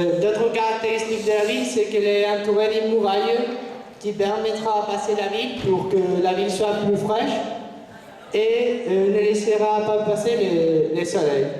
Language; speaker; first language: French; non-native, fluent; Spanish